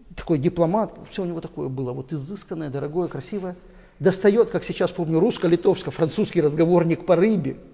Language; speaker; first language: Russian; native; Russian